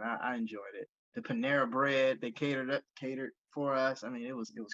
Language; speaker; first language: English; native; English